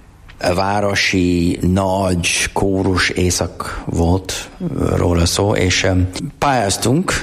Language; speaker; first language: Hungarian; non-native, learner; English